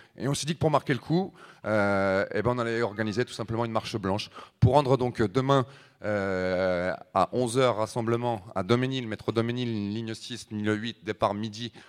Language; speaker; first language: French; native; French